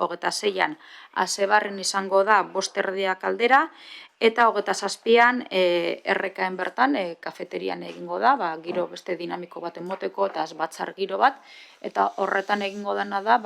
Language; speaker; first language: Basque; native; Basque